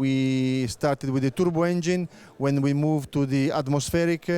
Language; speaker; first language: English; non-native, fluent; Italian